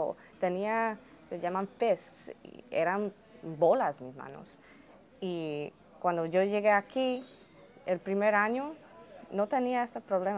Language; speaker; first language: Spanish; early bilingual, heritage; Spanish